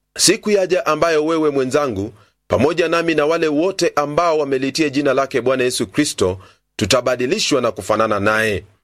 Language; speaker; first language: Swahili; non-native, local second language; Luyia